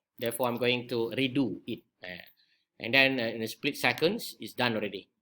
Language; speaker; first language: English; non-native, local second language; Malay